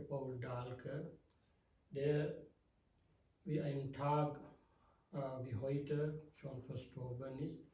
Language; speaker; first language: German; non-native, fluent; Sinhala